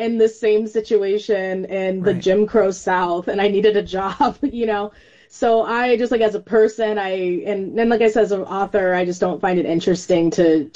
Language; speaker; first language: English; native; English